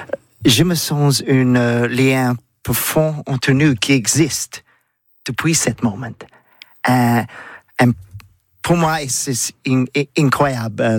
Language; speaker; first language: French; non-native, learner; English